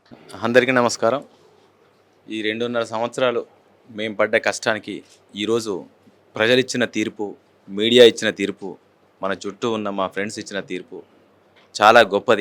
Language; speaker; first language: Telugu; native; Telugu